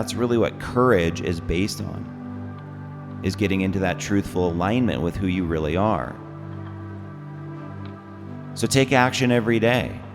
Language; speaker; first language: English; native; English